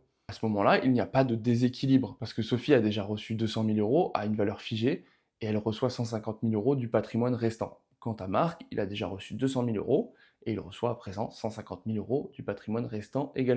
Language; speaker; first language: French; native; French